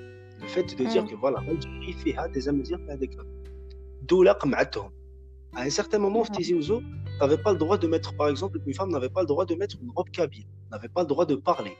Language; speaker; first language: French; non-native, local second language; Kabyle